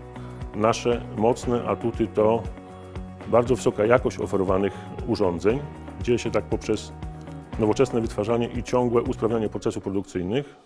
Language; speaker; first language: Polish; native; Polish